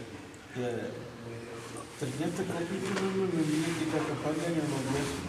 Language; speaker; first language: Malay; non-native, local second language; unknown